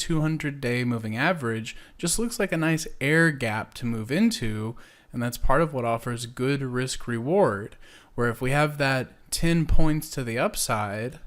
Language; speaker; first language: English; native; English